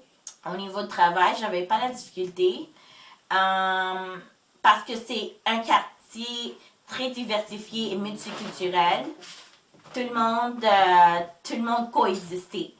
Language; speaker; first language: French; early bilingual, other home language; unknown